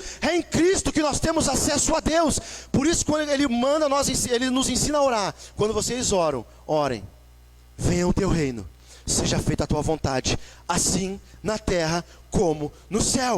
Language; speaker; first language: Portuguese; native; Portuguese